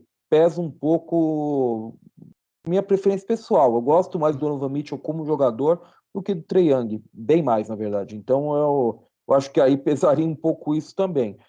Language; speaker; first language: Portuguese; native; Portuguese